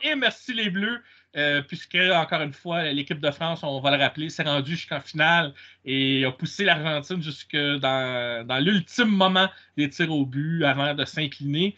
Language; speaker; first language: French; native; French